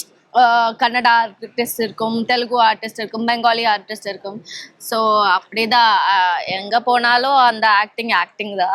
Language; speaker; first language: Tamil; non-native, learner; Telugu